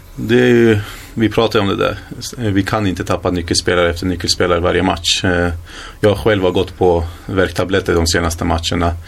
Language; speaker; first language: Swedish; early bilingual, other home language; Kurdish